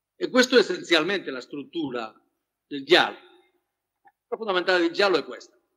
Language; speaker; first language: Italian; non-native, fluent; Spanish